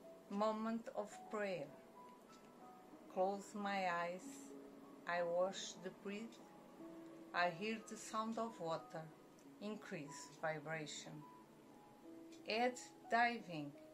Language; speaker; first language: English; non-native, fluent; Portuguese